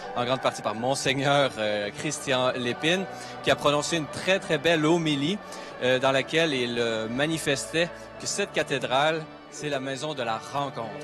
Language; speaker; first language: French; native; French